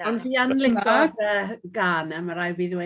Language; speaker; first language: Welsh; native; Welsh